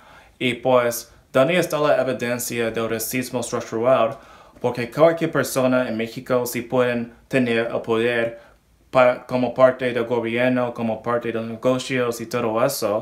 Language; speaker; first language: Spanish; non-native, learner; English